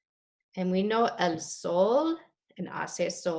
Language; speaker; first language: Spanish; non-native, fluent; English